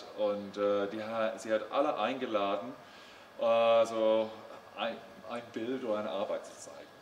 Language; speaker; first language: German; non-native, learner; English